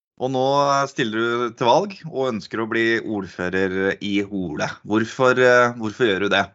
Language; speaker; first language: Norwegian; native; Norwegian